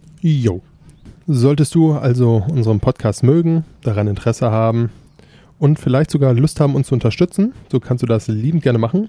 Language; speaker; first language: German; native; German